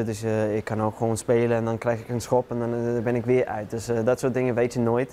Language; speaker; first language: Dutch; non-native, fluent; English